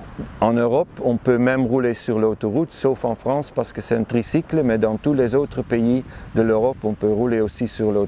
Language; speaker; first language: French; non-native, fluent; Dutch